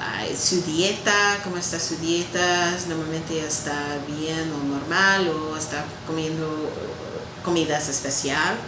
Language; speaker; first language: Spanish; non-native, learner; English